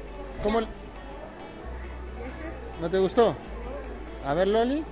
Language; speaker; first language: Spanish; native; Spanish